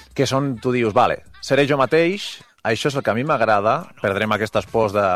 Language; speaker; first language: Catalan; non-native, local second language; Spanish